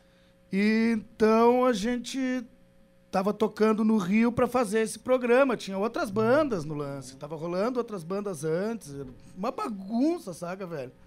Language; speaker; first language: Portuguese; native; Portuguese